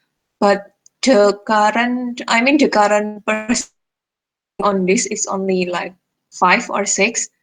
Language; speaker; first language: English; non-native, fluent; Indonesian